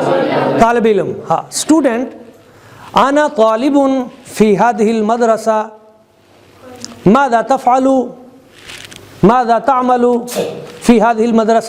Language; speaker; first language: Arabic; non-native, fluent; Urdu